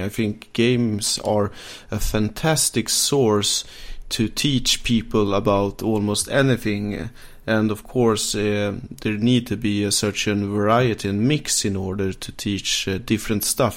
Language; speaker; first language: English; non-native, fluent; Swedish